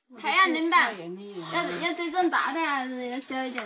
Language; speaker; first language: Chinese; non-native, learner; Lao